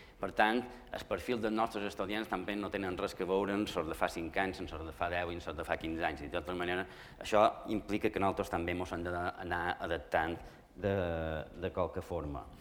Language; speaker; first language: Catalan; native; Catalan